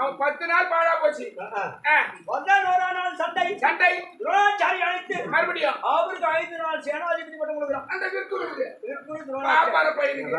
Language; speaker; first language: Tamil; native; Tamil